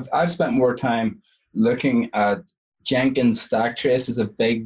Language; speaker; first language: English; native; English